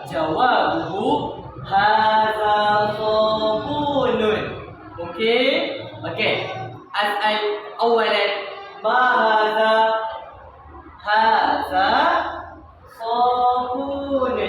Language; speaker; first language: Arabic; non-native, learner; Malay